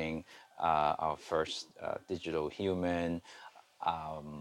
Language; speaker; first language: English; non-native, local second language; Cantonese